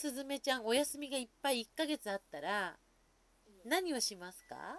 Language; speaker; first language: Japanese; native; Japanese